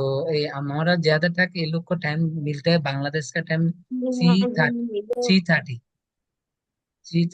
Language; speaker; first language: Hindi; non-native, learner; Bangla